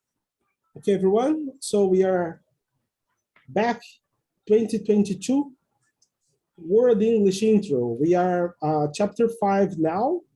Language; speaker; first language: English; non-native, fluent; Portuguese